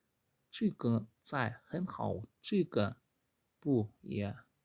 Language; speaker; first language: Chinese; non-native, fluent; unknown